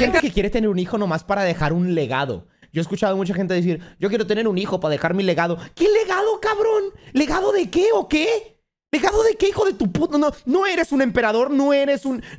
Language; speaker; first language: Spanish; native; Spanish